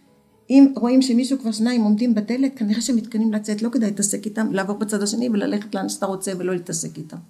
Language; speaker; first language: Hebrew; early bilingual, other home language; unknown